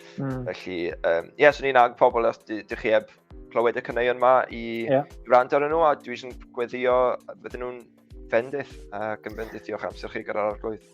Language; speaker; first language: Welsh; native; Welsh